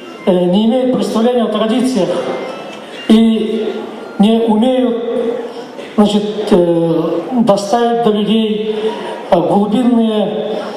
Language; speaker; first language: Russian; non-native, local second language; Yakut